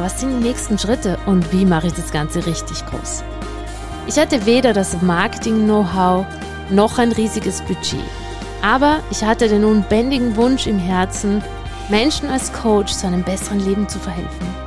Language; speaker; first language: German; native; German